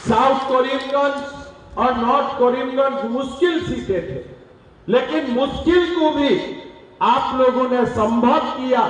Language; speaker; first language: Hindi; non-native, local second language; Bangla